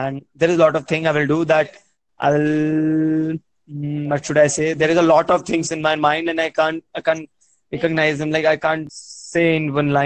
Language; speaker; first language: English; non-native, local second language; Hindi